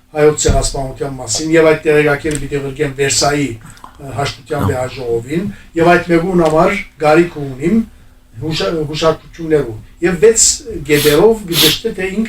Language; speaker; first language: Armenian; native; Armenian